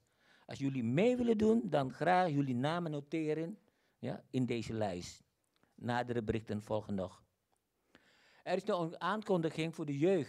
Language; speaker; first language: Dutch; non-native, fluent; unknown